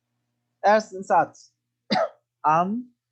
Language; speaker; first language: German; non-native, learner; Spanish